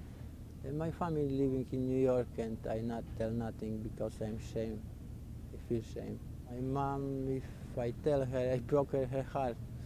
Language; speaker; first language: English; non-native, learner; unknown